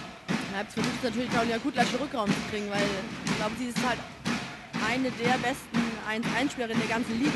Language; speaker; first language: German; native; German